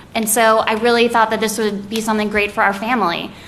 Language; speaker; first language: English; native; English